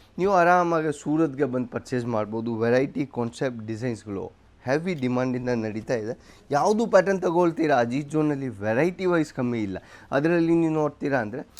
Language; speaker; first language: Kannada; non-native, local second language; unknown